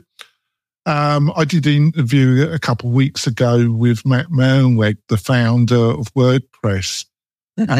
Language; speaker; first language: English; native; English